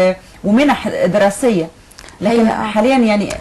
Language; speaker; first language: Arabic; native; Arabic